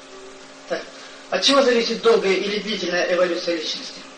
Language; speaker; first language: Russian; native; Russian